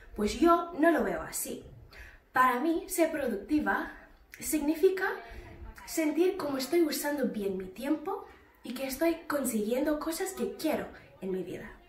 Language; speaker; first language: Spanish; non-native, fluent; English